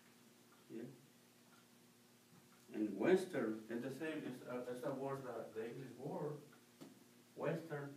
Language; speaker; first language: English; non-native, learner; Spanish